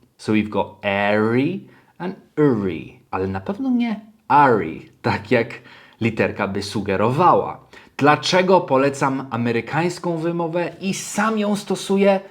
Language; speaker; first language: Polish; early bilingual, heritage; Polish